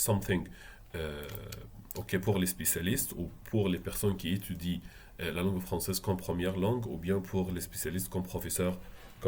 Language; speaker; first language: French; non-native, fluent; Arabic